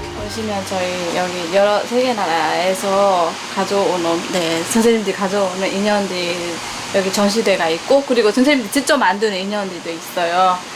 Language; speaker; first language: Korean; non-native, learner; Burmese